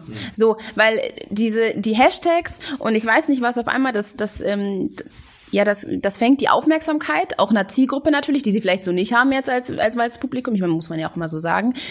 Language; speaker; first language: German; native; German